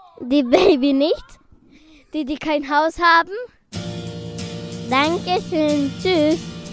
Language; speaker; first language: German; early bilingual, other home language; Romanian